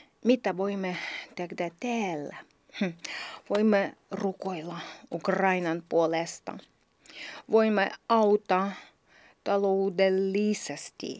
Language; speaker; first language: Finnish; non-native, learner; Ukrainian